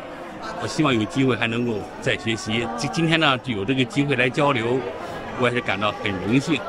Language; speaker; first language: Chinese; native; Chinese